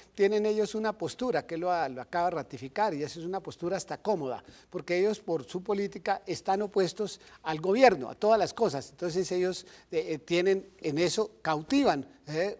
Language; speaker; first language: Spanish; native; Spanish